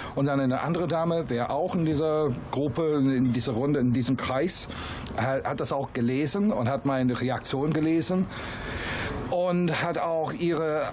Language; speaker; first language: German; non-native, fluent; English